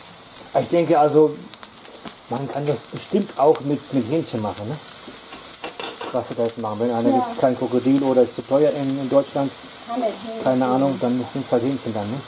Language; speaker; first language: German; native; German